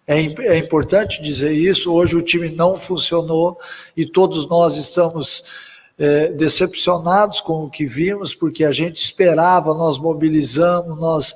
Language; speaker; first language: Portuguese; native; Portuguese